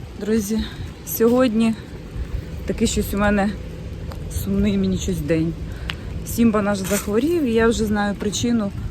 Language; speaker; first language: Ukrainian; native; Ukrainian